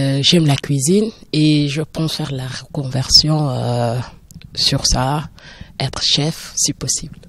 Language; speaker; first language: French; non-native, local second language; Wolof